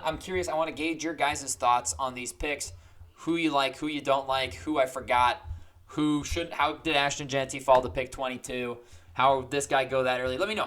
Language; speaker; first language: English; native; English